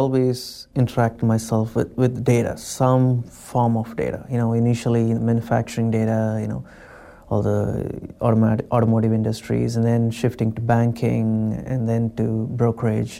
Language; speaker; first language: English; non-native, local second language; Tamil